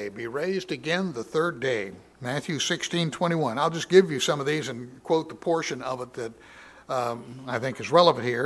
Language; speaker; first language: English; native; English